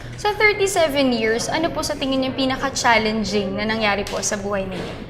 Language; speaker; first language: Filipino; native; Filipino